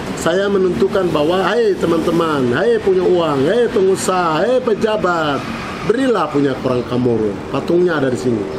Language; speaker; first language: Indonesian; non-native, local second language; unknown